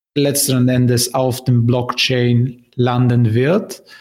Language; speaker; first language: German; non-native, fluent; Bulgarian